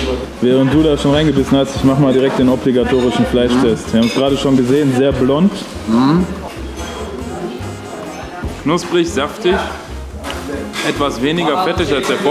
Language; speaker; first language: German; native; German